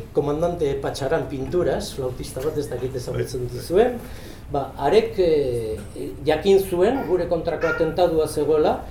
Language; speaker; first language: Basque; non-native, local second language; Spanish